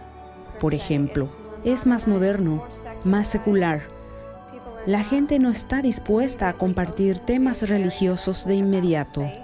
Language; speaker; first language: Spanish; non-native, fluent; English